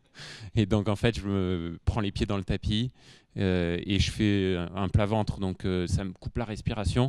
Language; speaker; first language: French; native; French